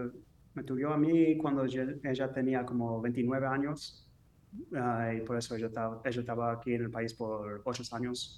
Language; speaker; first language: Spanish; early bilingual, heritage; English